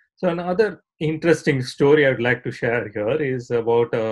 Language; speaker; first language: English; non-native, local second language; Tamil